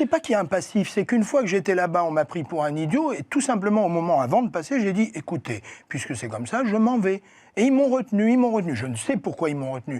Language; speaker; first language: French; native; French